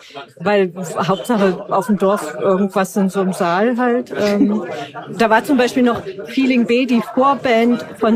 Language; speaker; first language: German; native; German